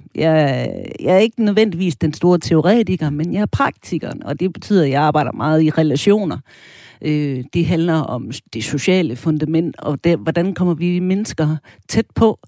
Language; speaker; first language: Danish; early bilingual, other home language; German